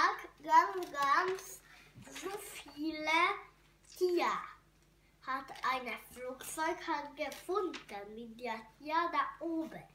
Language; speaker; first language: German; non-native, learner; Hungarian